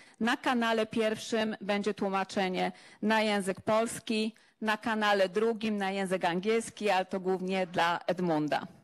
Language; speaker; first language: Polish; native; Polish